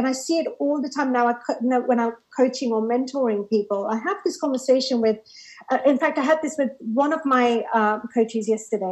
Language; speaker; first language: English; native; English